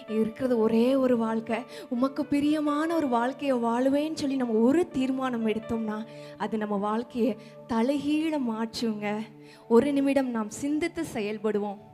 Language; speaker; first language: Tamil; native; Tamil